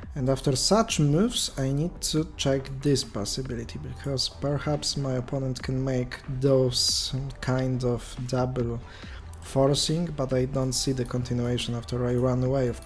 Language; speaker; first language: English; non-native, fluent; Polish